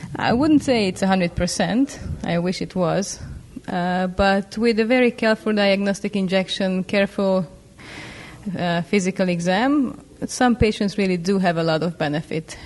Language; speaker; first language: English; non-native, fluent; Hungarian